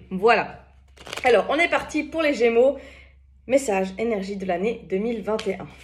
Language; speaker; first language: French; native; French